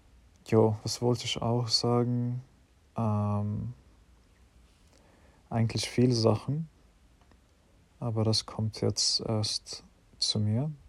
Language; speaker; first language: German; non-native, fluent; English